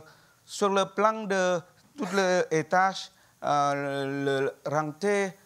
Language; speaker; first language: French; non-native, learner; Vietnamese